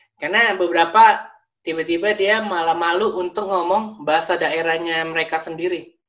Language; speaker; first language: Indonesian; native; Indonesian